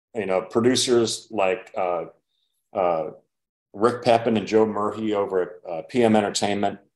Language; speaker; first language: English; native; English